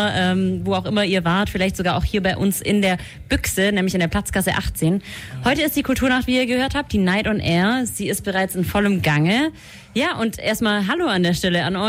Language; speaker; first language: German; native; German